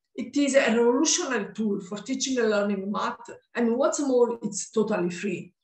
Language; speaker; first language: English; non-native, learner; Italian